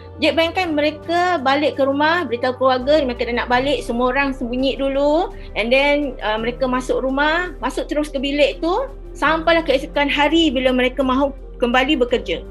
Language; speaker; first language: Malay; native; Malay